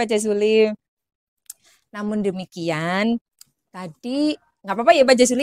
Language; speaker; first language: Indonesian; native; Indonesian